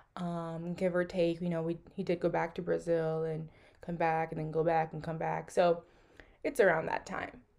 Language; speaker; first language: English; early bilingual, other home language; Portuguese